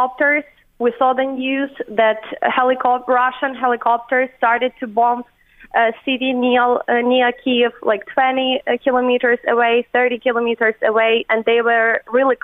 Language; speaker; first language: English; non-native, fluent; Ukrainian